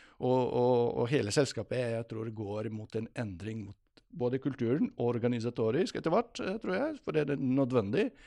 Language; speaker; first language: Norwegian; non-native, fluent; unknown